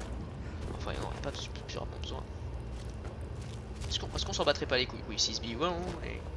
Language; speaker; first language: French; native; French